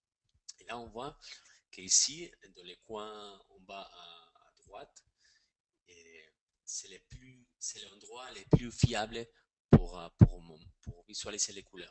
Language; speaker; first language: French; non-native, fluent; Spanish